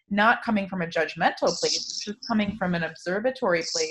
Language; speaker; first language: English; native; English